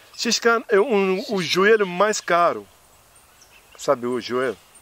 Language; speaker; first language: Portuguese; non-native, fluent; Arabic